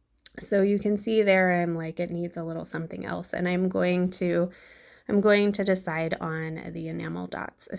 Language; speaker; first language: English; native; English